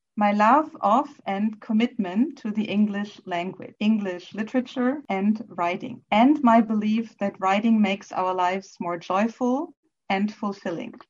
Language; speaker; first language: English; non-native, fluent; German